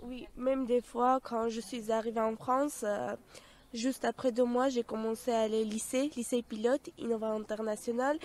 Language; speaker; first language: French; non-native, fluent; Armenian